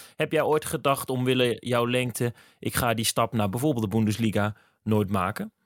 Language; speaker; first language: Dutch; native; Dutch